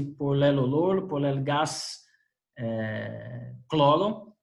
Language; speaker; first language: Spanish; non-native, fluent; Portuguese